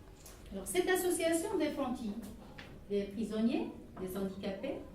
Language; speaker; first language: French; non-native, local second language; Arabic